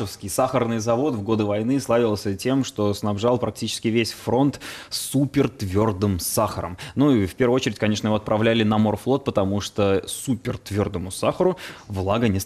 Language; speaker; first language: Russian; native; Russian